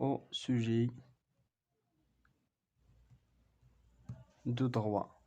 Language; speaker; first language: French; non-native, local second language; Arabic